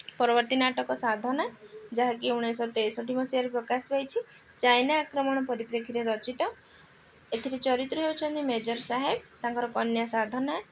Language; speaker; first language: Odia; native; Odia